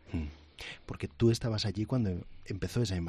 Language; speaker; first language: Spanish; native; Spanish